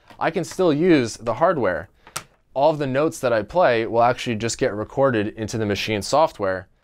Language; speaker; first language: English; native; English